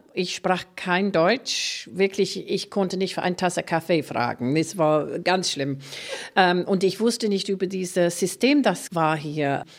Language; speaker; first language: German; non-native, fluent; English